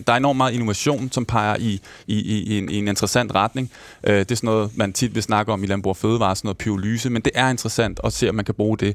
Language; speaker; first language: Danish; native; Danish